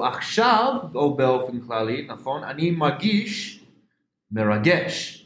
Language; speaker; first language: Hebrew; non-native, fluent; English